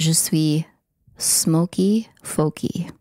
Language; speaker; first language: French; non-native, learner; English